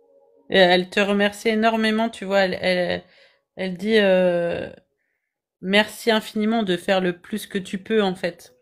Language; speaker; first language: French; native; French